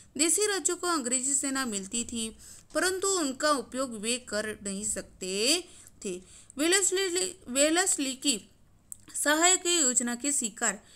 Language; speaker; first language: Hindi; non-native, local second language; Gujarati